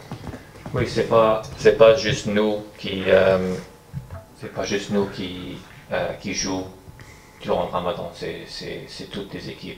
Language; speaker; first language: French; non-native, fluent; English